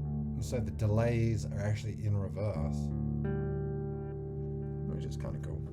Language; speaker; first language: English; native; English